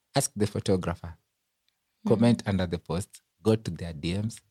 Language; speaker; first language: English; non-native, local second language; Luo (Kenya and Tanzania)